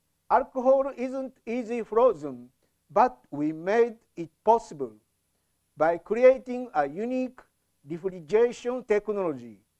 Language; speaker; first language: English; non-native, fluent; Japanese